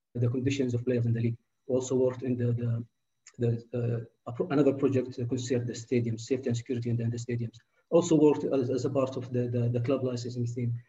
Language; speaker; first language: English; non-native, fluent; Arabic